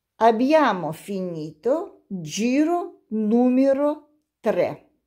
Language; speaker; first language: Italian; non-native, learner; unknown